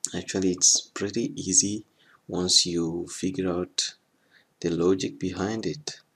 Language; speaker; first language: English; non-native, fluent; French